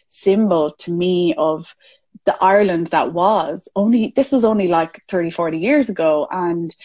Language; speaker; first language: English; native; English